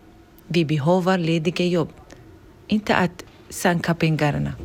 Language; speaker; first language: Swedish; non-native, learner; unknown